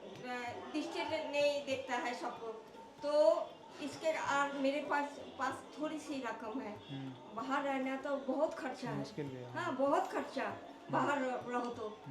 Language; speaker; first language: Hindi; non-native, local second language; Bangla